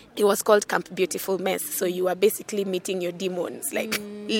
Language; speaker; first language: English; non-native, local second language; Luo (Kenya and Tanzania)